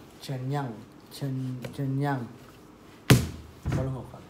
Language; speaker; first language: Chinese; non-native, learner; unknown